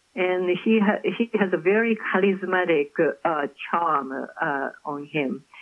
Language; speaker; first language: English; non-native, fluent; Japanese